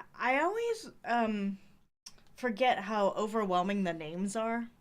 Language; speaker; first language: English; native; English